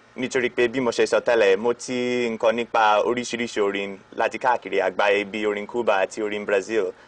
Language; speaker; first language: Yoruba; non-native, fluent; English